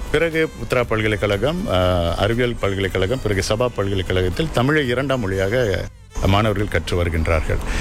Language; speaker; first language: Tamil; native; Tamil